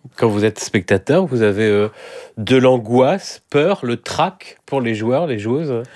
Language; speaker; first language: French; native; French